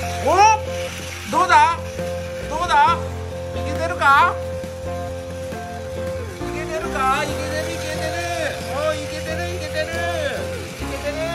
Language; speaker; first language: Japanese; native; Japanese